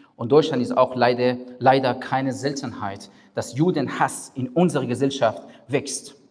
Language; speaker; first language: German; non-native, fluent; Persian